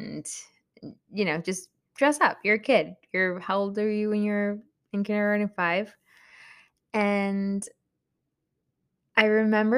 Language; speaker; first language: English; early bilingual, other home language; Spanish